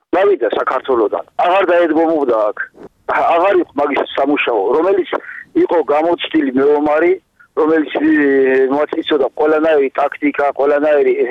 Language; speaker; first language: Georgian; non-native, local second language; Chechen